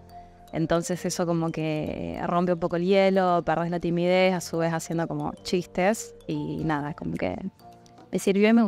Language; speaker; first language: Spanish; native; Spanish